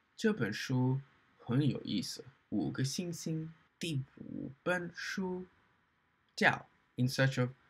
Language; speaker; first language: Chinese; non-native, learner; English